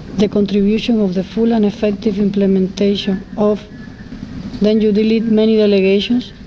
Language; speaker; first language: English; non-native, fluent; Spanish